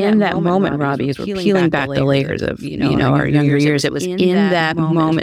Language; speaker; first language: English; native; English